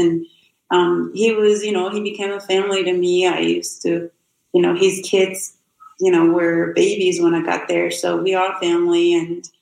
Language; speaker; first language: English; non-native, fluent; Rundi